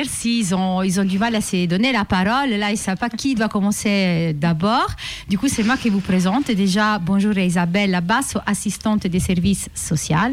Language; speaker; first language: French; native; French